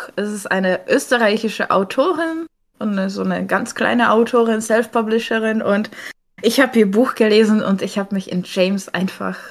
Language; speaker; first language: German; non-native, fluent; Czech